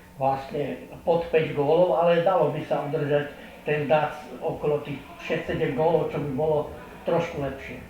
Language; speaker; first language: Slovak; non-native, local second language; Hungarian